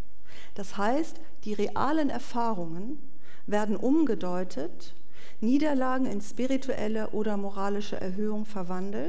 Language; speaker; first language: German; native; German